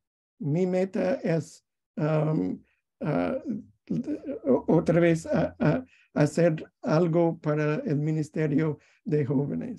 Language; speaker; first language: Spanish; non-native, fluent; English